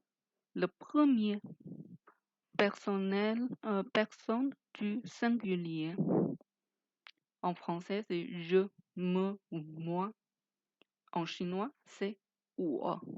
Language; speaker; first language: French; non-native, fluent; Chinese